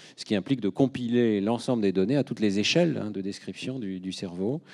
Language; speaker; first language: French; native; French